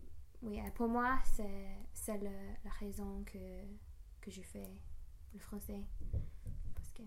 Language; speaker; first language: French; non-native, learner; English